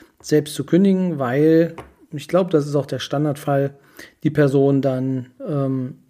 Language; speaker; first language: German; native; German